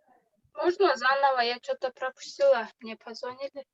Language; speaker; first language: Russian; non-native, local second language; Kyrgyz